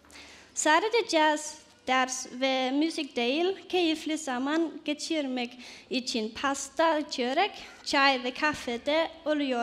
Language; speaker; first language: Turkish; non-native, learner; Danish